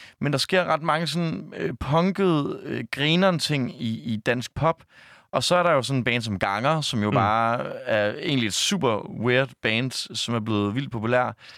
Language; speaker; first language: Danish; native; Danish